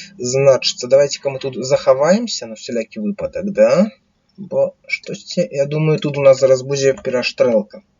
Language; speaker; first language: Belarusian; non-native, local second language; Russian